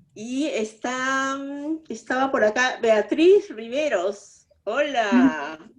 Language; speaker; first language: Spanish; native; Spanish